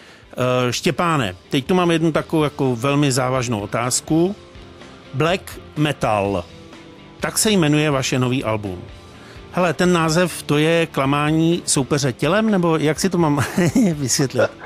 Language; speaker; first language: Czech; native; Czech